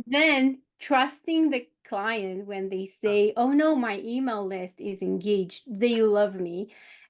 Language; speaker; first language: English; non-native, fluent; Romanian